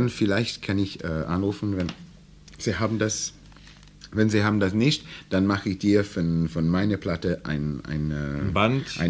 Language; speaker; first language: German; non-native, learner; English